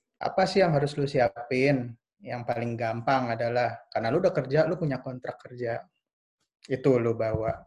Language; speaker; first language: Indonesian; native; Indonesian